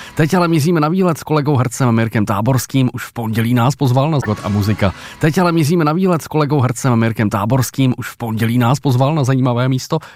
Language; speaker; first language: Czech; native; Czech